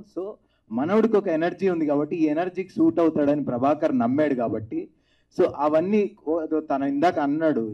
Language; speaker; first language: Telugu; native; Telugu